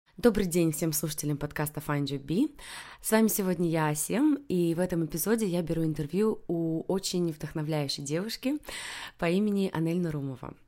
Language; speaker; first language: Russian; native; Russian